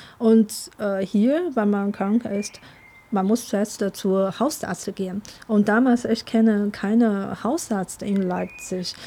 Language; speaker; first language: German; non-native, fluent; Chinese